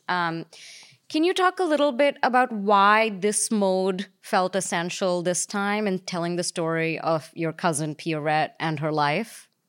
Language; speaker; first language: English; native; English